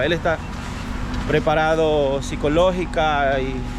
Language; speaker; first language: Spanish; native; Spanish